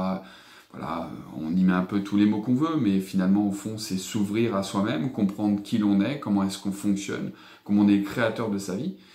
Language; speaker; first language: French; native; French